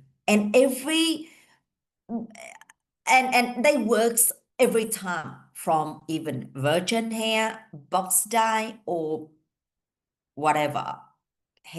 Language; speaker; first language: English; non-native, fluent; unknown